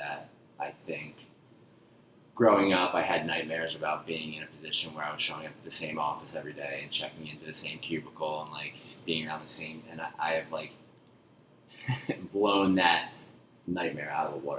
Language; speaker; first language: English; native; English